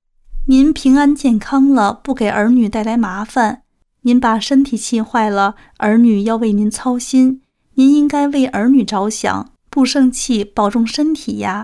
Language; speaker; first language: Chinese; native; Chinese